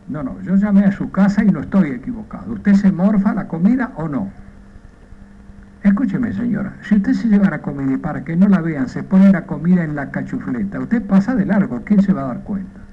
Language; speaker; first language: Spanish; native; Spanish